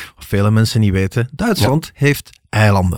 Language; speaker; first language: Dutch; native; Dutch